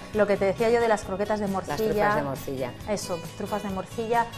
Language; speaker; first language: Spanish; native; Spanish